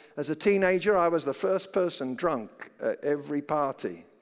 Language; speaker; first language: English; native; English